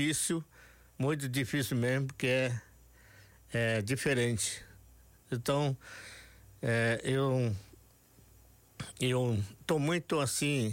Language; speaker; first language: Portuguese; non-native, local second language; Yanomámi